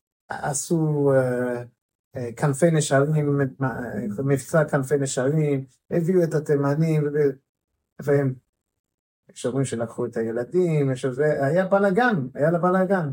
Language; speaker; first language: Hebrew; non-native, fluent; English